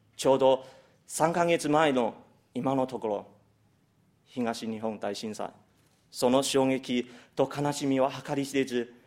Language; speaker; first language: Japanese; non-native, fluent; Chinese